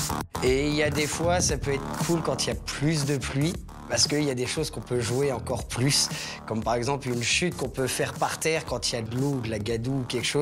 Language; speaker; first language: French; native; French